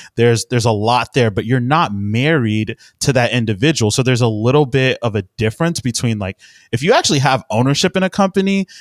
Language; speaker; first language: English; native; English